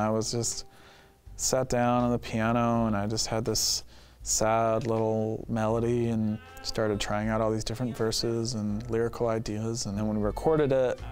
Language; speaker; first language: English; native; English